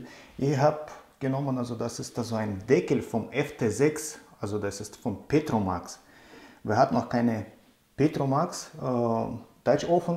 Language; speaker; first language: German; non-native, fluent; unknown